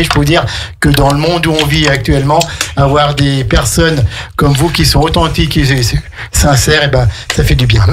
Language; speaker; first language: French; native; French